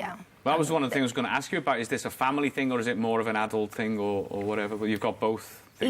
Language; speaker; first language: English; native; English